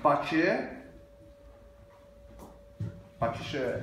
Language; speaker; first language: Chinese; non-native, fluent; Azerbaijani